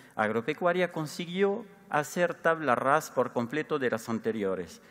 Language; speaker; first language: Spanish; non-native, fluent; French